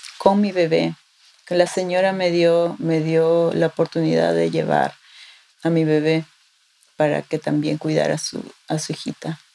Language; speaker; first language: Spanish; native; Spanish